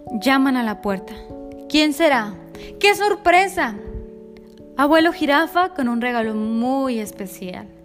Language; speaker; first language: Spanish; native; Spanish